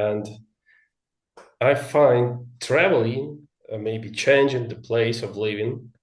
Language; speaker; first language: English; non-native, learner; Russian